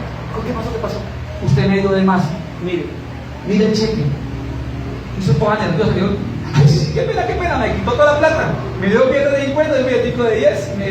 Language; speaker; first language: Spanish; native; Spanish